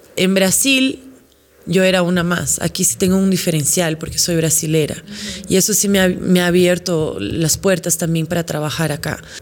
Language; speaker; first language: Spanish; non-native, fluent; Portuguese